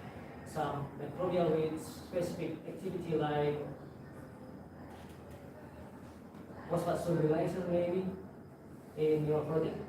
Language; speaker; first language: English; non-native, learner; Indonesian